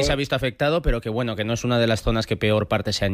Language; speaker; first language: Spanish; native; Spanish